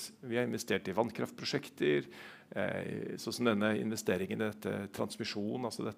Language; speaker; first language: Norwegian; native; Norwegian